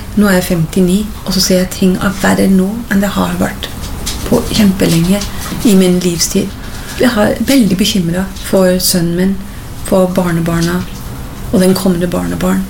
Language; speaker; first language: Norwegian; non-native, fluent; English